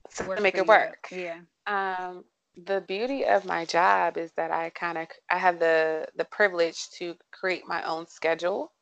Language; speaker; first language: English; native; English